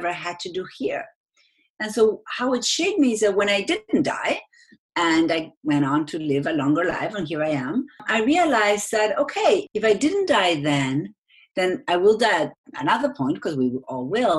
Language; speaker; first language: English; non-native, fluent; Spanish